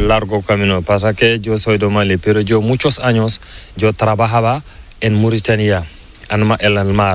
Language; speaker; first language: Spanish; non-native, learner; Fula